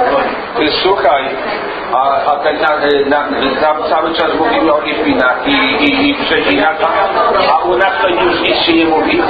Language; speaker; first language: Polish; native; Polish